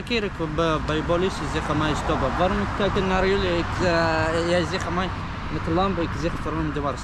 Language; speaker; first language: Dutch; non-native, learner; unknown